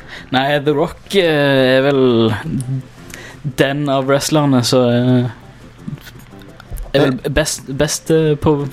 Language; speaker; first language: Norwegian; native; Norwegian